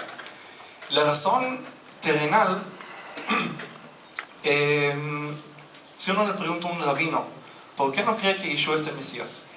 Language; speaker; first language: Spanish; non-native, fluent; Hebrew